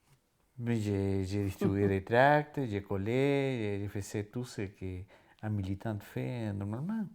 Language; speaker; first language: French; non-native, fluent; Spanish